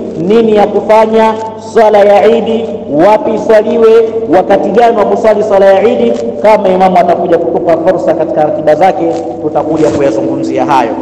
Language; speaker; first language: Swahili; native; Swahili